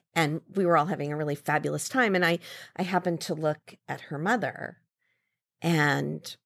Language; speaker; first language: English; native; English